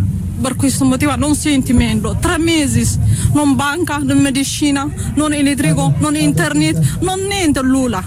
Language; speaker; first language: Italian; non-native, learner; Tigrinya